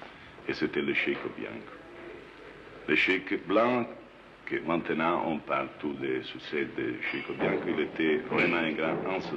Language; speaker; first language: French; non-native, learner; Italian